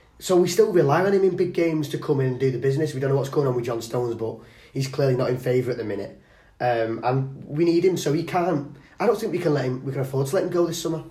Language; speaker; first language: English; native; English